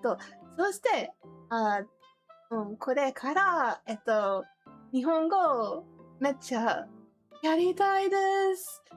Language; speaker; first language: Japanese; non-native, learner; English